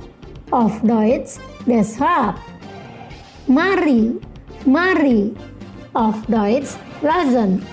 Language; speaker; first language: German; non-native, fluent; Indonesian